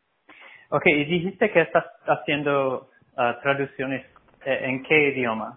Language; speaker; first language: Spanish; non-native, fluent; English